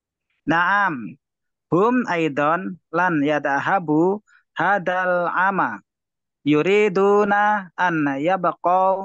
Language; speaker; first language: Arabic; non-native, learner; Indonesian